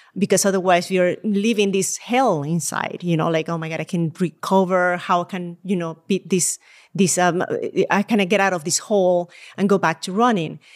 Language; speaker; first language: English; non-native, fluent; Spanish